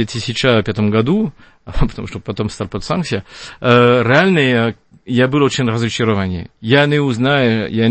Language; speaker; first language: Russian; non-native, fluent; French